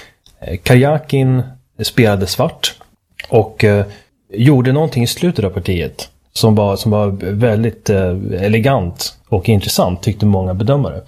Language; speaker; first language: Swedish; native; Swedish